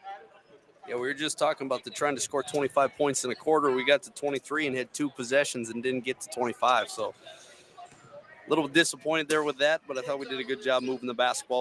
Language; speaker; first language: English; native; English